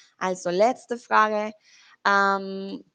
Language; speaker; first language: German; non-native, learner; Spanish